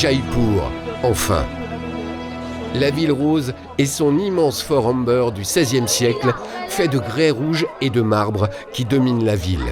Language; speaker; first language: French; native; French